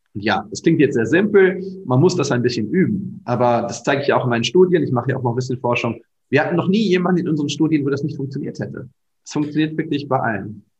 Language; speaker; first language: German; native; German